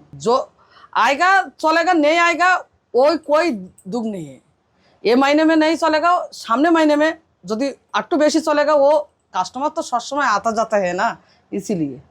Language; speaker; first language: Hindi; non-native, local second language; Bangla